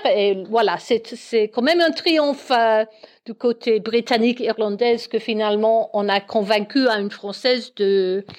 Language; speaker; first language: French; non-native, fluent; English